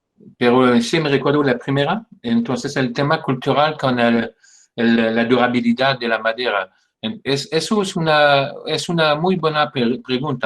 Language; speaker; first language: Spanish; non-native, fluent; French